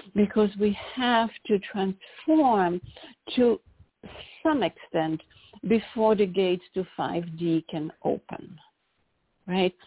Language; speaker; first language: English; non-native, fluent; French